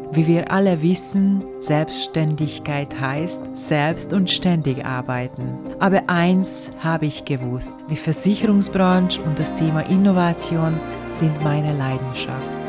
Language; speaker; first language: German; non-native, fluent; Hungarian